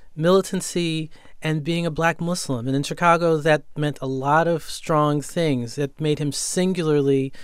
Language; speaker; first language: English; native; English